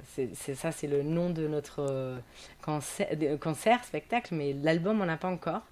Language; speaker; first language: French; non-native, fluent; German